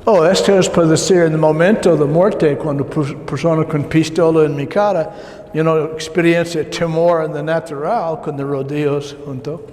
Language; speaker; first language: Spanish; non-native, learner; English